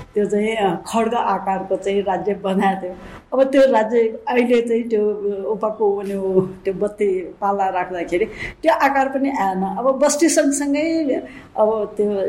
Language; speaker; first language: Nepali; non-native, local second language; Newari